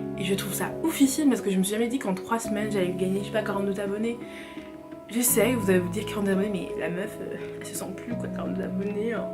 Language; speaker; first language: French; early bilingual, other home language; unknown